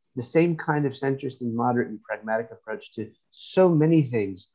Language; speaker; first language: English; native; English